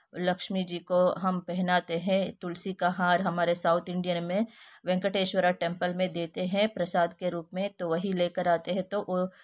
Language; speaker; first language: Hindi; non-native, local second language; Kannada